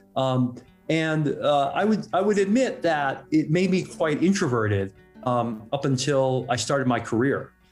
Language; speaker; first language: English; non-native, local second language; Cantonese